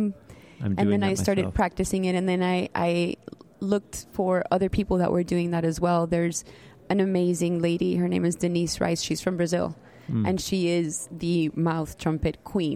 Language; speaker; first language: English; non-native, fluent; Spanish